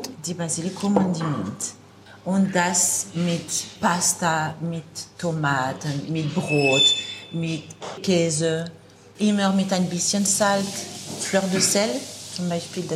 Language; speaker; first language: German; non-native, learner; French